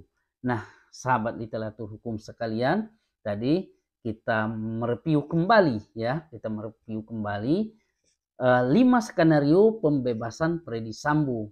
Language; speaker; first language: Indonesian; native; Indonesian